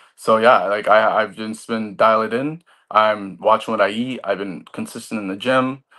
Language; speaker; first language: English; native; English